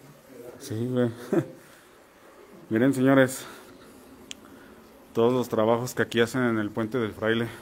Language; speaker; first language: Spanish; native; Spanish